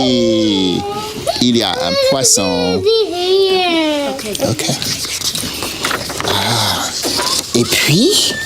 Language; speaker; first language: French; non-native, fluent; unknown